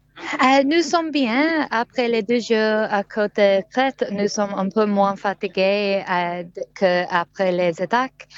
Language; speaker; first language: French; non-native, learner; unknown